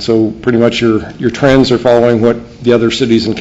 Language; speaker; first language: English; native; English